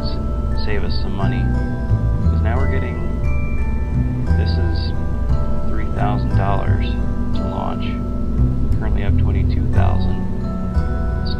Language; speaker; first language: English; native; English